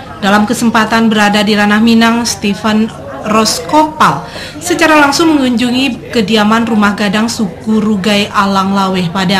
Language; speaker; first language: Indonesian; native; Indonesian